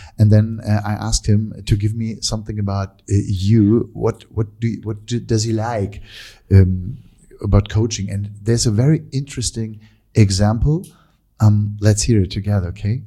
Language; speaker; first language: English; non-native, fluent; German